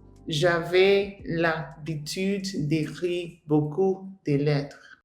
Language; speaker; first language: French; non-native, learner; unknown